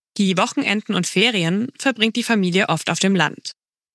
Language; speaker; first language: German; native; German